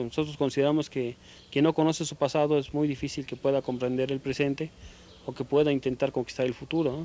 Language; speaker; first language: Spanish; native; Spanish